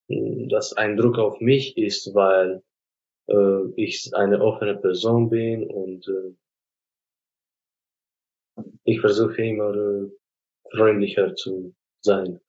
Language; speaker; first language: German; non-native, fluent; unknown